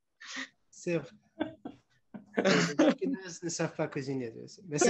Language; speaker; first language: French; non-native, fluent; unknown